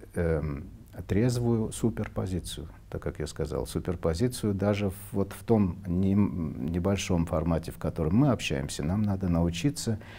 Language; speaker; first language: Russian; non-native, local second language; Armenian